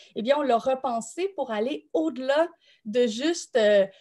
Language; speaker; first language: French; native; French